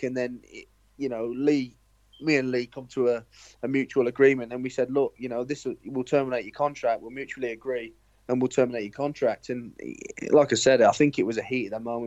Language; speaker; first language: English; native; English